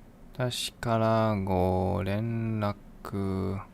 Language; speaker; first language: Japanese; non-native, learner; English